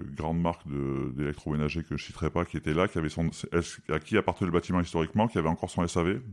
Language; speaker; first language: French; native; French